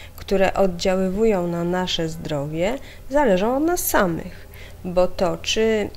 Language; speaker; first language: Polish; native; Polish